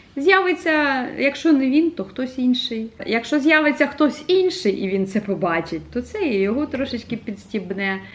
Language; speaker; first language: Ukrainian; non-native, local second language; Russian